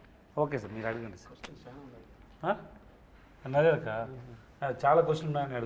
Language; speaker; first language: Telugu; non-native, learner; Tamil